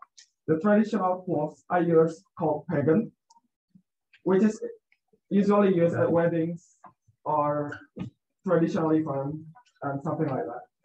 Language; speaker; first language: English; non-native, learner; Indonesian